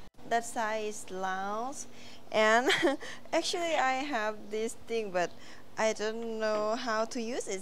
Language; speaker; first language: English; non-native, learner; Thai